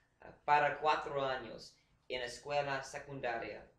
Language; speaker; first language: Spanish; non-native, learner; English